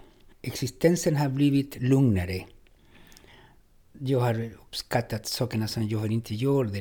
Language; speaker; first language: Swedish; non-native, fluent; Spanish